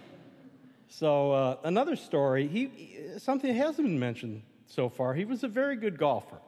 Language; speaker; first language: English; native; English